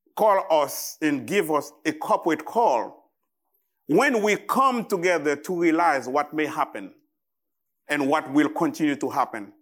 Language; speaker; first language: English; non-native, fluent; Haitian Creole